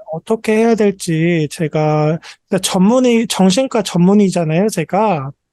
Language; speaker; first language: Korean; native; Korean